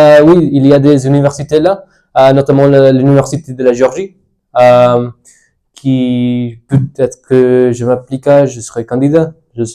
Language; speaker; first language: French; non-native, learner; Spanish